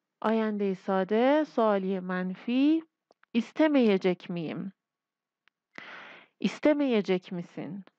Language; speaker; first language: Turkish; non-native, fluent; Persian